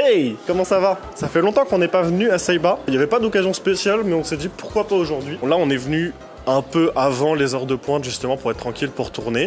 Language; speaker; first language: French; native; French